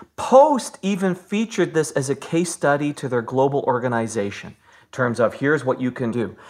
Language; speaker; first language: English; native; English